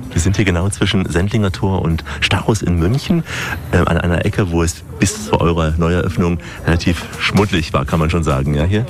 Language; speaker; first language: German; native; German